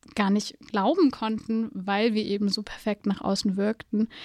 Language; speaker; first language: German; native; German